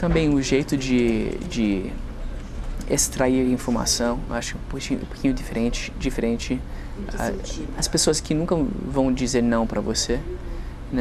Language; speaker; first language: Portuguese; non-native, fluent; English